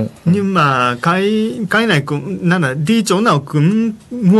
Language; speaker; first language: Vietnamese; non-native, learner; Japanese